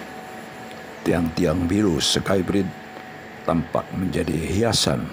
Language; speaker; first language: Indonesian; native; Indonesian